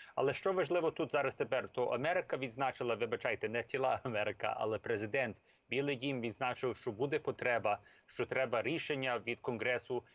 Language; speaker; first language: Ukrainian; early bilingual, heritage; English